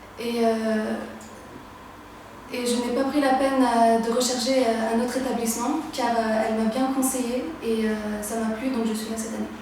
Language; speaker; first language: French; early bilingual, other home language; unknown